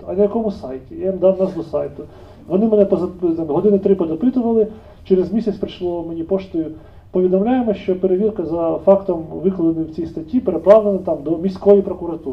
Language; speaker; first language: Ukrainian; native; Ukrainian